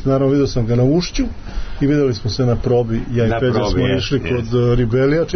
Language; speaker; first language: Serbian; native; Serbian